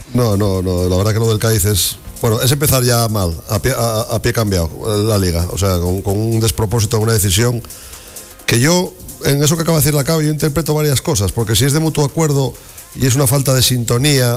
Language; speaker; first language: Spanish; native; Spanish